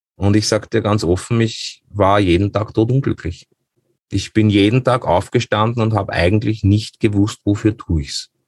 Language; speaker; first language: German; native; German